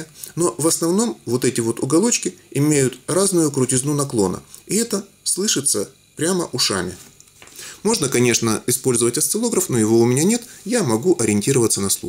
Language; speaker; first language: Russian; native; Russian